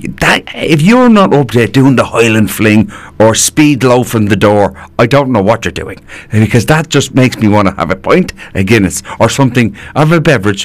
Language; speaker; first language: English; native; English